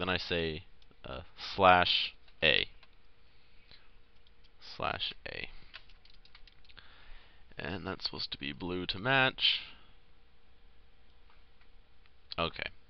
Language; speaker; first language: English; native; English